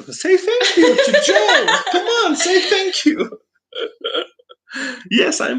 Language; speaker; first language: English; non-native, fluent; Russian